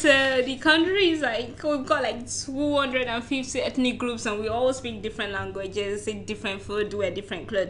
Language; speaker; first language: English; non-native, local second language; Yoruba